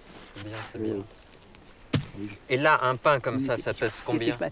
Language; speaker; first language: French; native; French